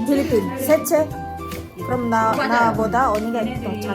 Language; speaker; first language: Korean; non-native, learner; Indonesian